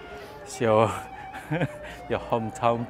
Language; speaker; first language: English; non-native, fluent; Indonesian